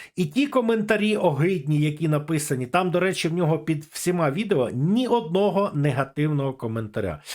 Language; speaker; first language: Ukrainian; native; Ukrainian